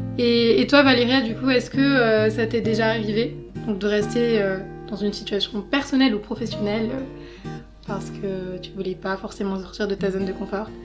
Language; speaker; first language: French; native; French